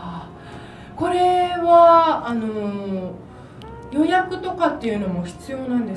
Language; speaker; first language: Japanese; native; Japanese